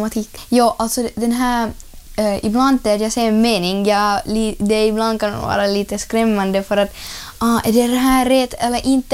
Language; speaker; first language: Swedish; non-native, learner; Ukrainian